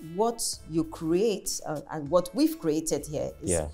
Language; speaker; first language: English; non-native, local second language; Yoruba